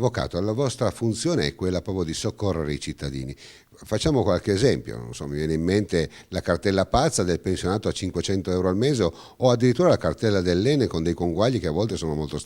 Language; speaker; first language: Italian; native; Italian